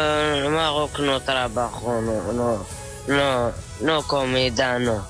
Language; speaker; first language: Spanish; non-native, learner; Arabic